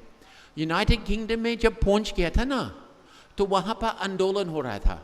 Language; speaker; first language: Hindi; non-native, fluent; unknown